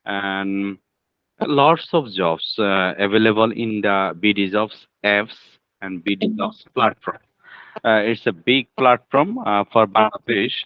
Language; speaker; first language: English; non-native, learner; Bangla